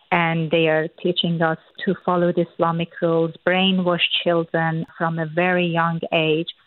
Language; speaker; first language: English; non-native, fluent; Persian